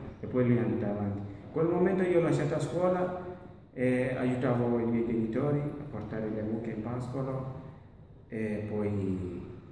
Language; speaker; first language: Italian; non-native, learner; Masai